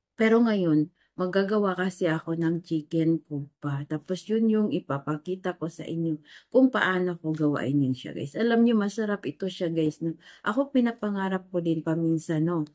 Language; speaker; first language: Filipino; non-native, local second language; Maguindanaon